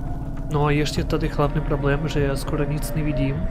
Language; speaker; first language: Czech; non-native, learner; Ukrainian